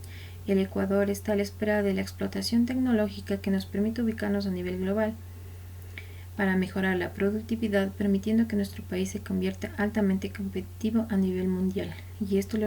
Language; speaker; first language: Spanish; native; Spanish